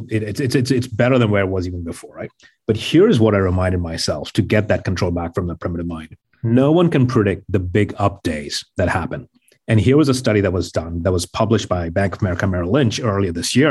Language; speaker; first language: English; non-native, local second language; Hindi